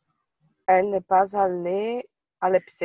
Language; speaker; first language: French; non-native, learner; Portuguese